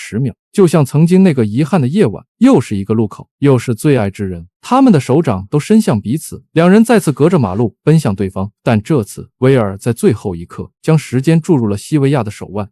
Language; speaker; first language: Chinese; native; Chinese